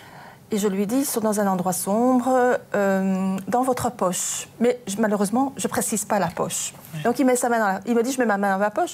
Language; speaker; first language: French; native; French